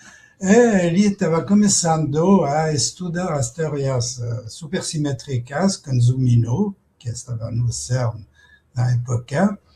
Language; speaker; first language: Portuguese; non-native, fluent; French